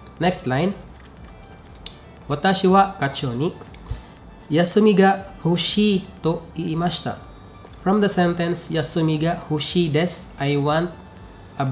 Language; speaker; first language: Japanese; non-native, fluent; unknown